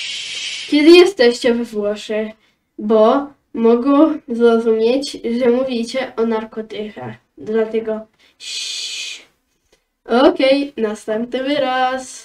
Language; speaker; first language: Polish; early bilingual, heritage; Polish